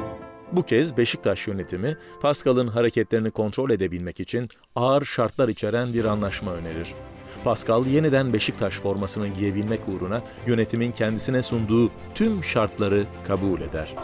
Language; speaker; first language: Turkish; native; Turkish